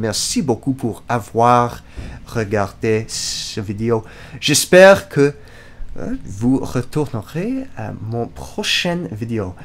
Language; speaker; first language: French; non-native, learner; English